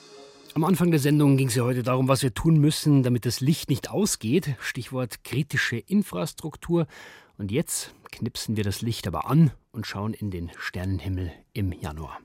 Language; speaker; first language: German; native; German